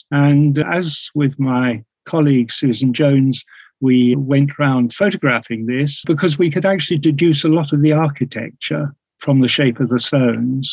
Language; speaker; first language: English; native; English